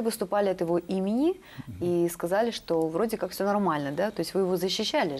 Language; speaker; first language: Russian; native; Russian